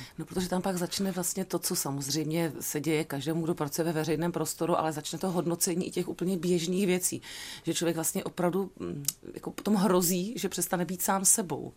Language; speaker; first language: Czech; native; Czech